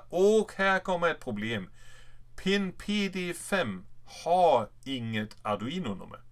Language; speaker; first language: Swedish; non-native, fluent; German